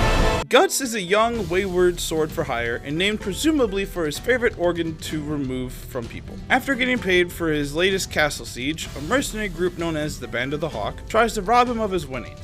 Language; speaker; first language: English; native; English